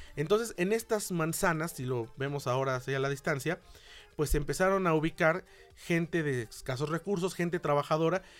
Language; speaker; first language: Spanish; native; Spanish